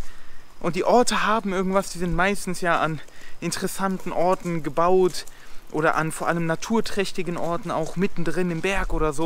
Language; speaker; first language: German; native; German